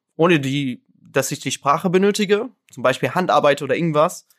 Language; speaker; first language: German; non-native, fluent; Arabic